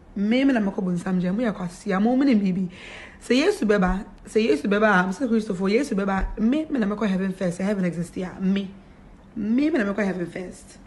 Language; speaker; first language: English; native; English